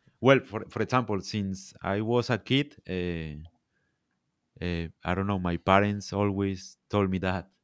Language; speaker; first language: English; non-native, learner; Spanish